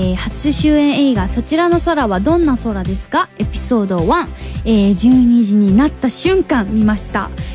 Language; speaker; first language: Japanese; non-native, fluent; Korean